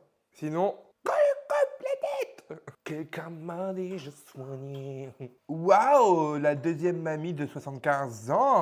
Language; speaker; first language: French; native; French